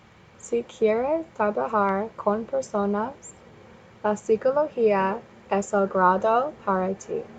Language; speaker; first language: Spanish; non-native, learner; English